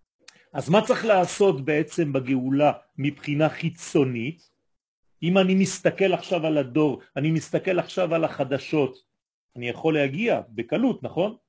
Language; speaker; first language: Hebrew; non-native, fluent; French